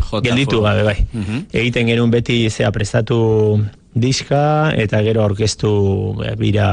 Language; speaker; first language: Basque; non-native, local second language; Spanish